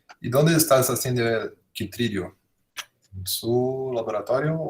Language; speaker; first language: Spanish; non-native, fluent; Portuguese